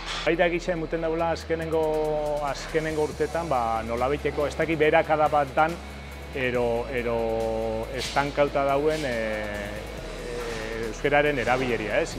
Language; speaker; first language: Basque; native; Basque